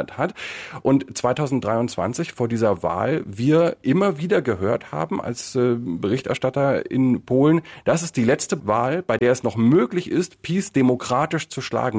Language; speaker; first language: German; native; German